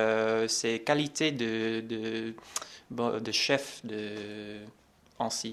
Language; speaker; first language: French; non-native, fluent; English